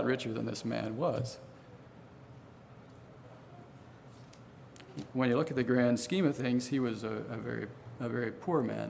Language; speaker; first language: English; native; English